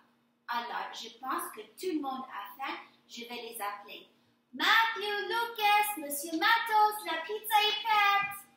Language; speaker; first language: French; non-native, fluent; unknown